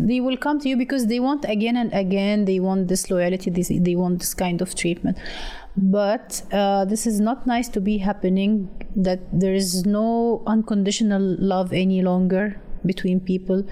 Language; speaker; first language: English; non-native, fluent; Arabic